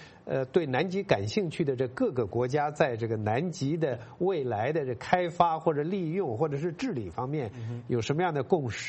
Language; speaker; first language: Chinese; native; Chinese